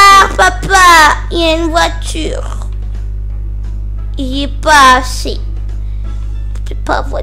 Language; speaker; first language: French; native; French